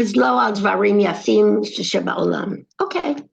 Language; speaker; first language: Hebrew; non-native, learner; English